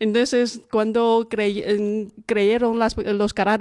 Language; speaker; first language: Spanish; non-native, fluent; Chinese